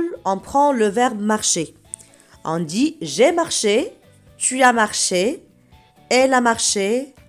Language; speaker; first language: French; non-native, local second language; Arabic